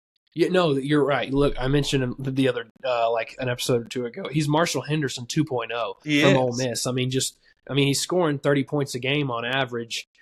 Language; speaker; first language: English; native; English